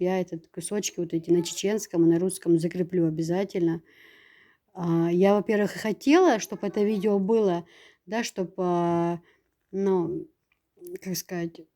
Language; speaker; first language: Russian; native; Russian